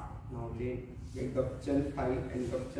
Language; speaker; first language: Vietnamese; non-native, learner; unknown